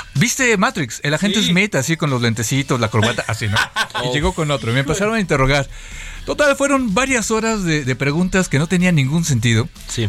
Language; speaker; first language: Spanish; native; Spanish